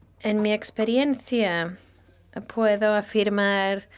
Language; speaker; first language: Spanish; non-native, fluent; Italian